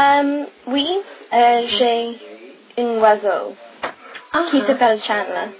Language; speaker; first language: French; non-native, learner; English